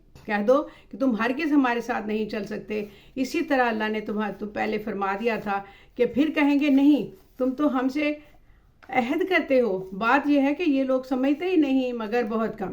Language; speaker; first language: Urdu; native; Urdu